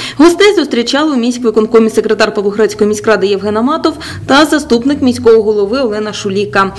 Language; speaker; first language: Ukrainian; native; Ukrainian